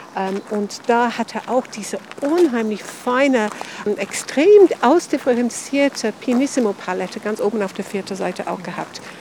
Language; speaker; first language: German; non-native, fluent; English